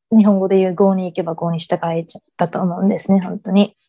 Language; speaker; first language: Japanese; early bilingual, heritage; English